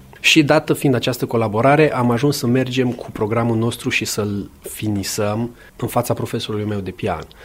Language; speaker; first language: Romanian; native; Romanian